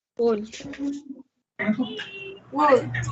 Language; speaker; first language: English; non-native, learner; Spanish